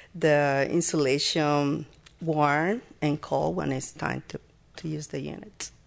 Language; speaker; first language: English; non-native, learner; Spanish